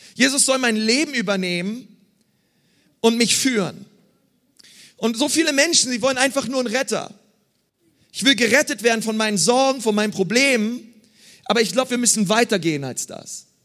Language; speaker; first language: German; native; German